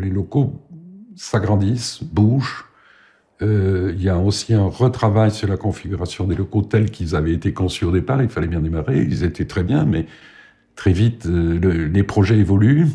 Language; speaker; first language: French; native; French